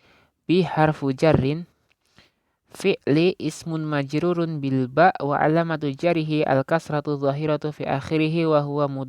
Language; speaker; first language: Arabic; non-native, fluent; Indonesian